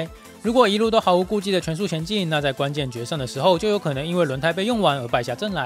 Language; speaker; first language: Chinese; native; Chinese